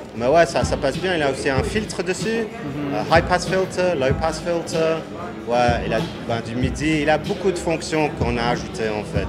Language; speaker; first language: French; non-native, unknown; English